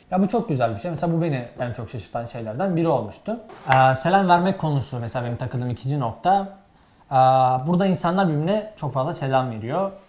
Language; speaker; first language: Turkish; native; Turkish